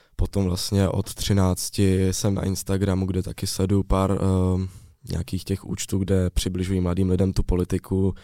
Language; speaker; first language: Czech; native; Czech